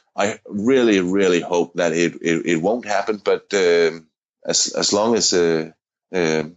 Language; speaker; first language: English; non-native, fluent; Danish